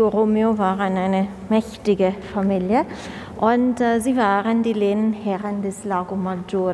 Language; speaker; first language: German; non-native, fluent; Italian